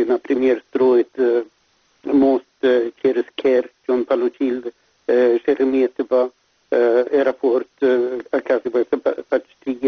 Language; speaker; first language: Russian; non-native, fluent; Swedish